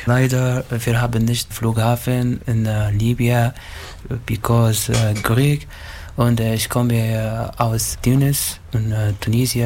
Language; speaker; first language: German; non-native, learner; Arabic